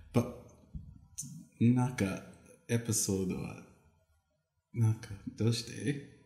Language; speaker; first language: Japanese; non-native, learner; English